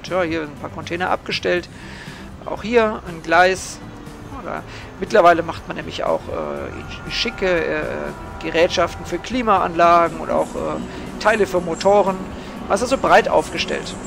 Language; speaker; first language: German; native; German